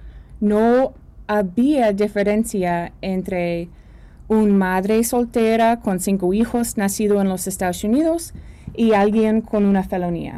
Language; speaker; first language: Spanish; early bilingual, heritage; Spanish